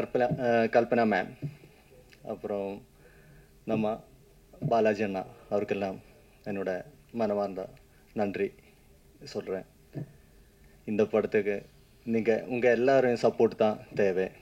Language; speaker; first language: Tamil; non-native, learner; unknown